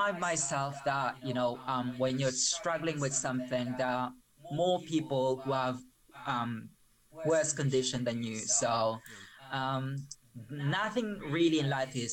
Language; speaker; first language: English; non-native, local second language; Filipino